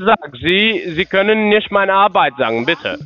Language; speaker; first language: German; non-native, learner; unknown